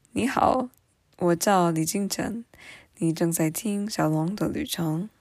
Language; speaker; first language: Chinese; non-native, fluent; English